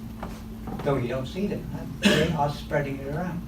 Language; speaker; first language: English; native; English